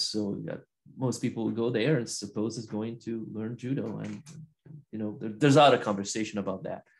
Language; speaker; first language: English; non-native, fluent; Italian